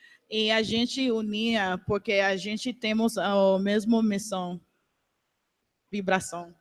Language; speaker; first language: Portuguese; non-native, learner; English